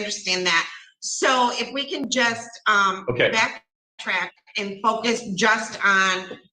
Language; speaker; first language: English; native; English